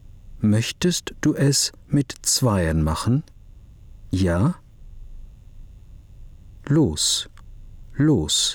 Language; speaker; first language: German; non-native, fluent; English